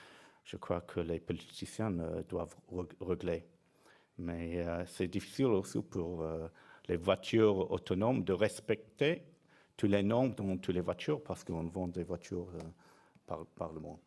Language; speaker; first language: French; non-native, fluent; English